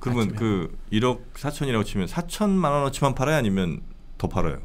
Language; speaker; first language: Korean; native; Korean